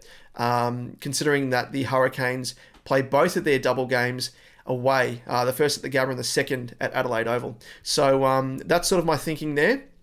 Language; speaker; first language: English; native; English